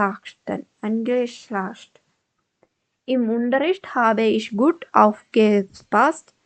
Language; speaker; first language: German; non-native, learner; Malayalam